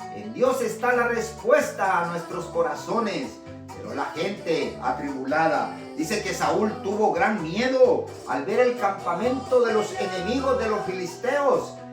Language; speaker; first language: Spanish; native; Spanish